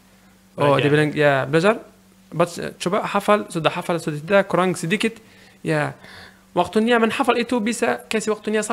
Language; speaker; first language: Indonesian; non-native, learner; Arabic